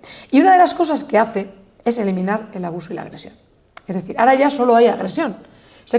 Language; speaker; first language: Spanish; native; Spanish